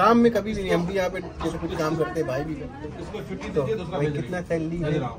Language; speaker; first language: Hindi; native; Hindi